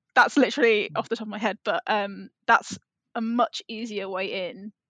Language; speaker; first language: English; native; English